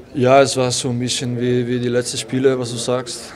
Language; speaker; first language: German; non-native, fluent; Dutch